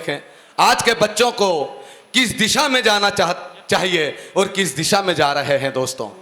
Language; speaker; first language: Hindi; native; Hindi